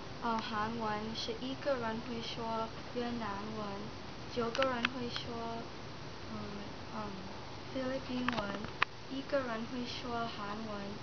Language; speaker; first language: Chinese; early bilingual, heritage; Chinese